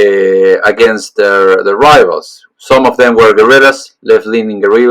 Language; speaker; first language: English; non-native, fluent; Spanish